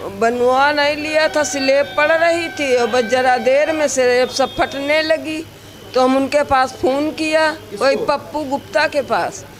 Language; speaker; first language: Hindi; native; Hindi